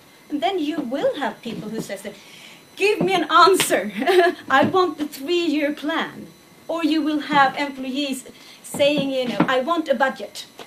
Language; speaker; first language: English; non-native, fluent; Swedish